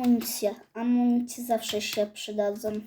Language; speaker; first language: Polish; native; Polish